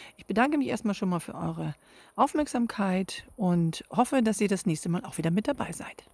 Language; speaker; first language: German; native; German